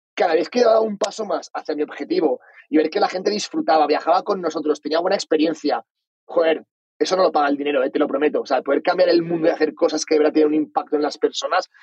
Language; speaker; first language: Spanish; native; Spanish